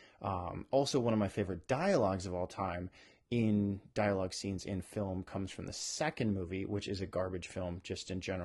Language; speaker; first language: English; native; English